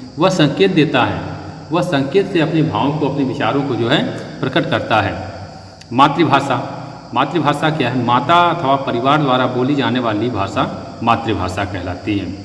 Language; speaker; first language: Hindi; native; Hindi